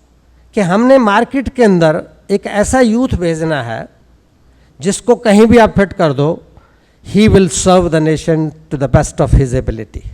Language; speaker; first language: Hindi; native; Hindi